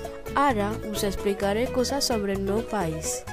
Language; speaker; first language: Catalan; non-native, learner; Bini